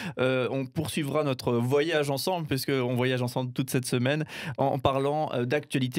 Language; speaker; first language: French; native; French